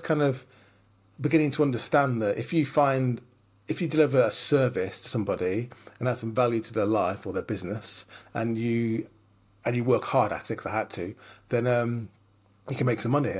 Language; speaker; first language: English; native; English